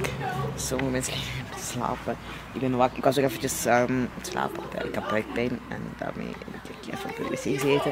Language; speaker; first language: Dutch; native; Dutch